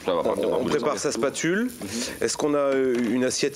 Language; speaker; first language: French; native; French